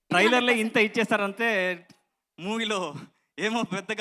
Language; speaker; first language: Telugu; non-native, local second language; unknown